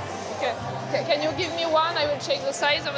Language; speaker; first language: English; non-native, fluent; French